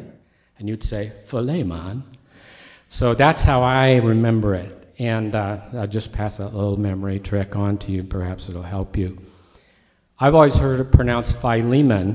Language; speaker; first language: English; native; English